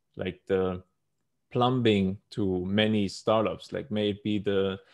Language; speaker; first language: English; non-native, fluent; German